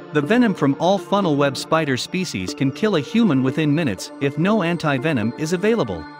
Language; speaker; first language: English; native; English